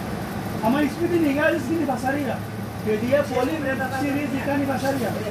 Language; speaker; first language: Greek; non-native, learner; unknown